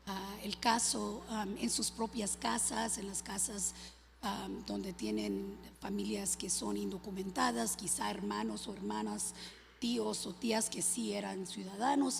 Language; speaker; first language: Spanish; early bilingual, other home language; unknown